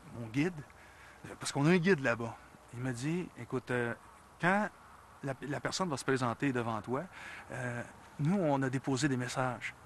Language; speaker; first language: French; native; French